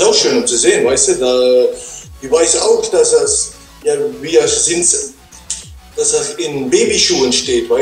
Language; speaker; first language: German; non-native, learner; Dutch